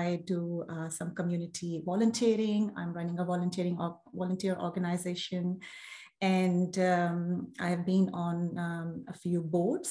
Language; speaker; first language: English; non-native, local second language; Urdu